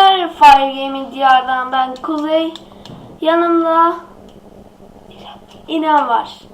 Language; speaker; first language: Turkish; native; Turkish